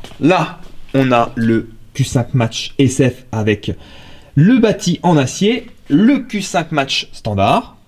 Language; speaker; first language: French; native; French